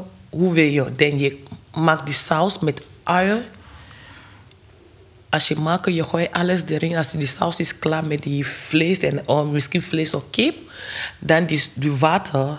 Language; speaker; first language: Dutch; non-native, learner; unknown